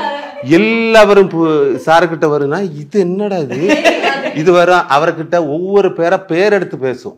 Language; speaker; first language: Tamil; non-native, learner; Malayalam